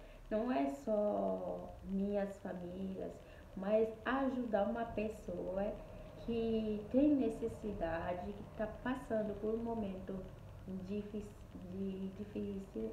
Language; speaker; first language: Portuguese; non-native, fluent; Haitian Creole